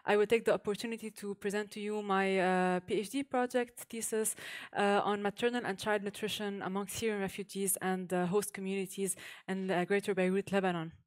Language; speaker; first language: English; non-native, fluent; Arabic